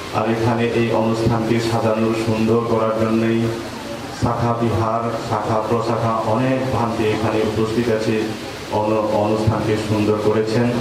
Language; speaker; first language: Bangla; non-native, local second language; Marma